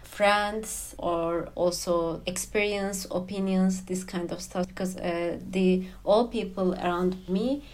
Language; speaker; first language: English; non-native, fluent; Turkish